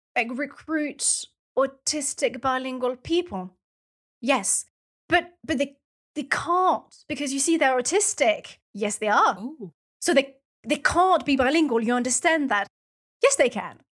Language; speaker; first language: English; non-native, fluent; French